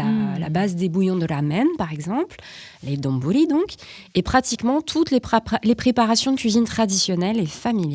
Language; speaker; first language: French; native; French